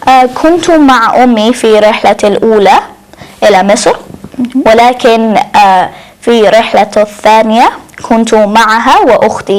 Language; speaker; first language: Arabic; non-native, learner; English